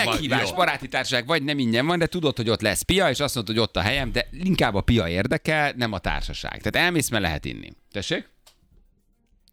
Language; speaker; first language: Hungarian; native; Hungarian